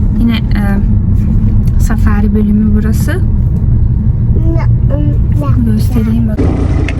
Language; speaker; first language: Turkish; early bilingual, heritage; Turkish